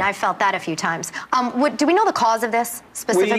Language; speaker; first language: English; native; English